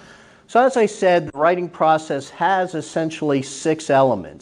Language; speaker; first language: English; native; English